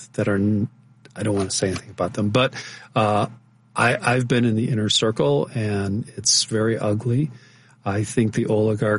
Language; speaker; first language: English; native; English